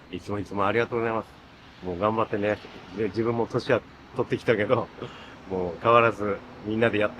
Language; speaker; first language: Japanese; native; Japanese